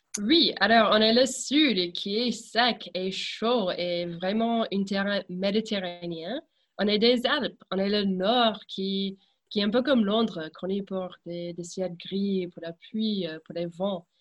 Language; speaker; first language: French; non-native, fluent; English